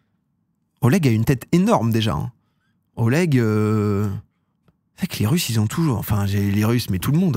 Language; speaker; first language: French; native; French